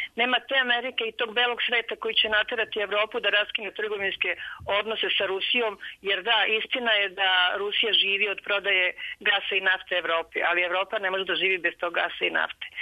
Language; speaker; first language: Serbian; native; Serbian